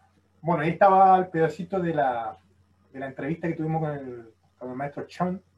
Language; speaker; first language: Spanish; native; Spanish